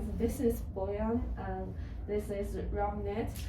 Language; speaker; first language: English; non-native, learner; Chinese